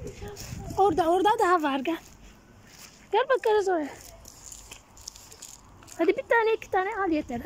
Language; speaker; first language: Turkish; non-native, learner; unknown